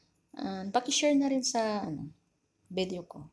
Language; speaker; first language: Filipino; native; Filipino